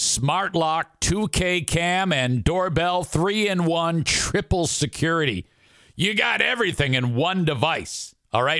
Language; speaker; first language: English; native; English